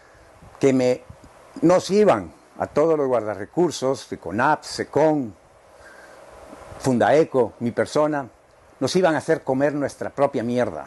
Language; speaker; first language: Spanish; native; Spanish